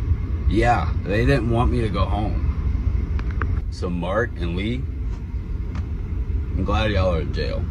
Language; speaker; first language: English; native; English